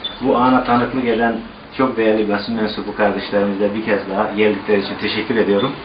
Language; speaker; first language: Turkish; native; Turkish